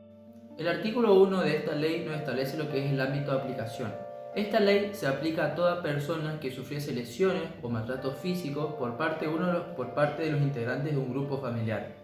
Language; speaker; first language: Spanish; native; Spanish